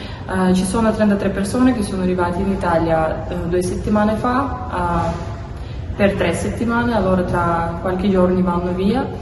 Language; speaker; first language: Italian; non-native, learner; Belarusian